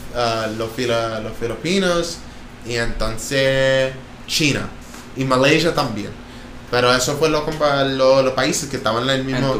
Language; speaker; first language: Spanish; early bilingual, heritage; Spanish